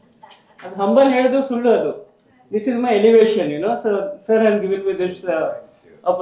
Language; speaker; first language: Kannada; non-native, local second language; Urdu